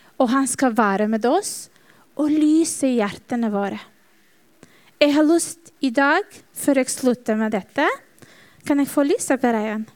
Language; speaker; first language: Norwegian; non-native, fluent; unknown